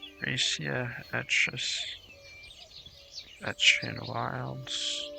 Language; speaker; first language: Spanish; non-native, learner; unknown